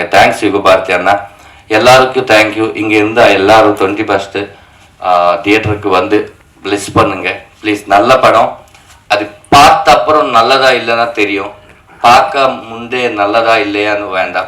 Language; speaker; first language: Tamil; non-native, learner; Telugu